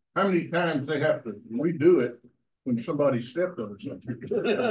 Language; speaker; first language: English; native; English